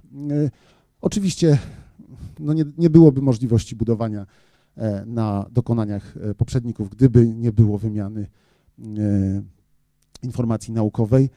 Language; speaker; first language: Polish; native; Polish